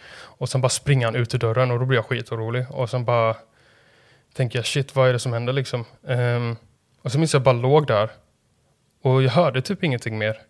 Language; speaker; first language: Swedish; native; Swedish